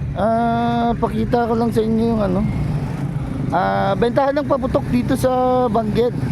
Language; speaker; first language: Filipino; non-native, local second language; Iloko